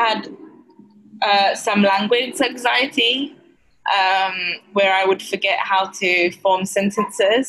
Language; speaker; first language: English; non-native, fluent; Greek